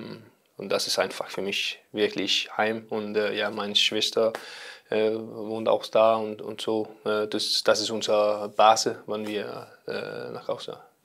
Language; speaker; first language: German; non-native, learner; Danish